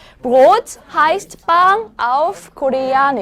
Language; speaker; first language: German; non-native, fluent; Korean